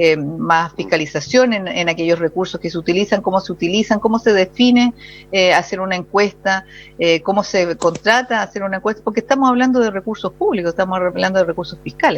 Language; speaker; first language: Spanish; native; Spanish